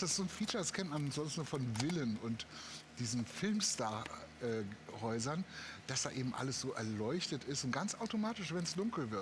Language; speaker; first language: German; native; German